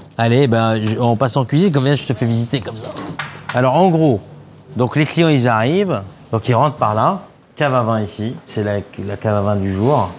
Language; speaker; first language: French; non-native, local second language; Arabic